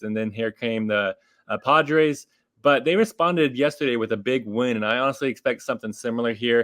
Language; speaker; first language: English; native; English